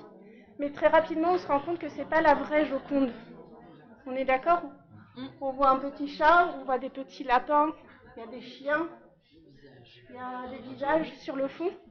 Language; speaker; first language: French; native; French